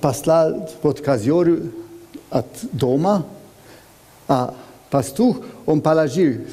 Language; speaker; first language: Russian; non-native, learner; Hungarian